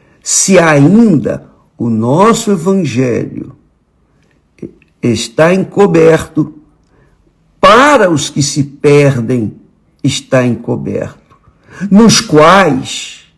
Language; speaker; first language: Portuguese; native; Portuguese